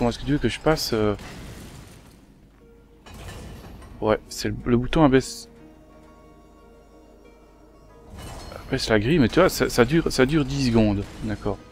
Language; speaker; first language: French; native; French